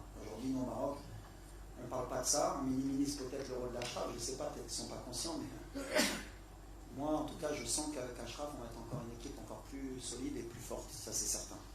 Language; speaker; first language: French; native; French